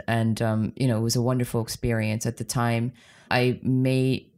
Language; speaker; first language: English; native; English